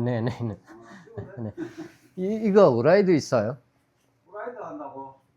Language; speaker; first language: Korean; non-native, learner; Nepali